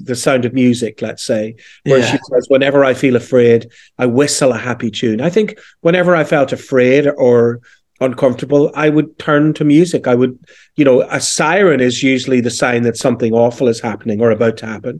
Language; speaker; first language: English; native; English